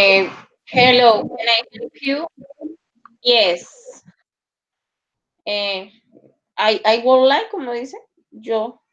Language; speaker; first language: English; non-native, learner; Spanish